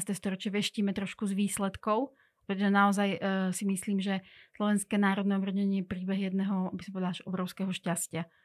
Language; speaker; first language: Slovak; non-native, local second language; Hungarian